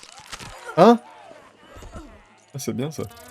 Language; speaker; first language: French; native; French